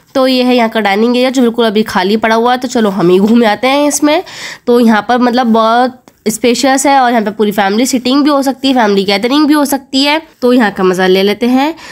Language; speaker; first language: Hindi; native; Hindi